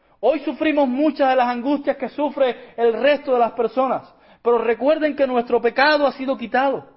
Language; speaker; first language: Spanish; native; Spanish